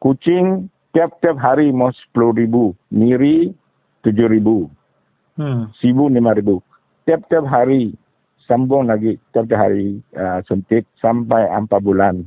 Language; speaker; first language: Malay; non-native, local second language; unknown